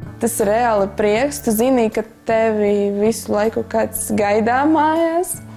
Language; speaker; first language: Latvian; non-native, local second language; Russian